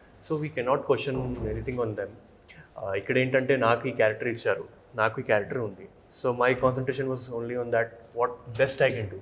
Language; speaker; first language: Telugu; non-native, fluent; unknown